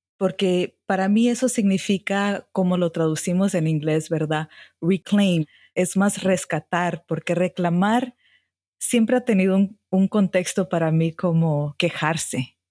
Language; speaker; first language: Spanish; early bilingual, heritage; Spanish